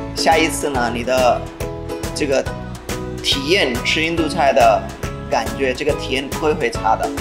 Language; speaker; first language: Chinese; non-native, fluent; Hindi